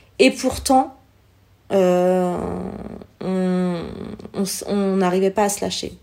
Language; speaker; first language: French; early bilingual, other home language; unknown